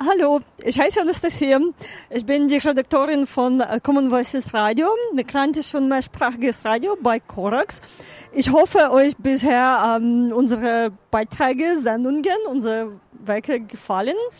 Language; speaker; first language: German; non-native, fluent; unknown